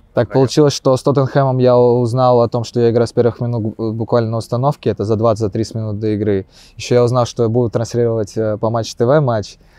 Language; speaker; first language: Russian; native; Russian